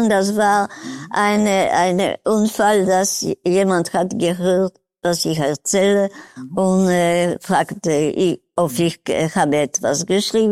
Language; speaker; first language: German; non-native, learner; Polish